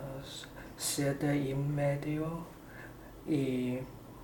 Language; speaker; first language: Spanish; non-native, learner; Chinese